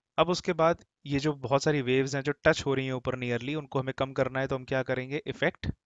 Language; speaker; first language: Hindi; native; Hindi